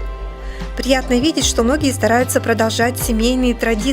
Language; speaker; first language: Russian; native; Russian